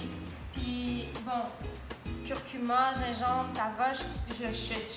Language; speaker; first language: French; native; French